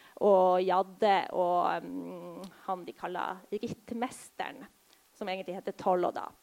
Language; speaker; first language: Norwegian; early bilingual, other home language; Polish